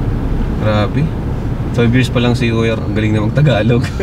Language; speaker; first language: Filipino; native; Filipino